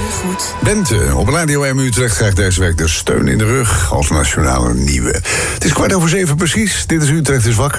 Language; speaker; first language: Dutch; native; Dutch